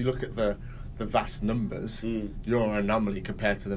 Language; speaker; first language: English; native; English